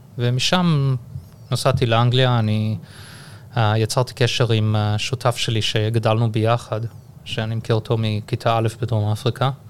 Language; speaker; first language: Hebrew; early bilingual, heritage; Hebrew